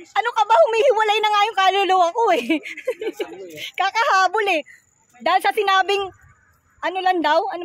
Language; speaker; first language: Filipino; native; Filipino